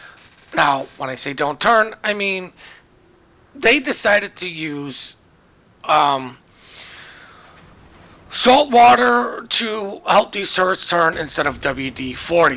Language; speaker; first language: English; native; English